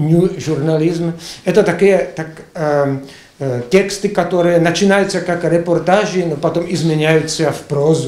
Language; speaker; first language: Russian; non-native, learner; Czech